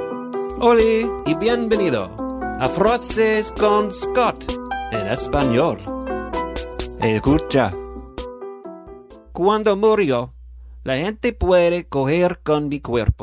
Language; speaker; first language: Spanish; non-native, learner; English